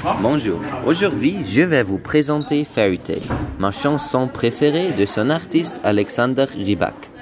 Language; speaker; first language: French; non-native, learner; German